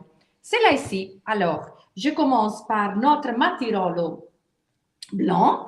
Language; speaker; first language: French; non-native, fluent; Italian